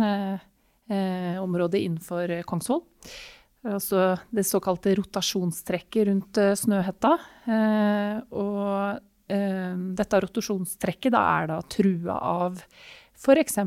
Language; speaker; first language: Norwegian; native; Norwegian